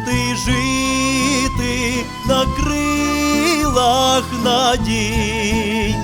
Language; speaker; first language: Ukrainian; native; Ukrainian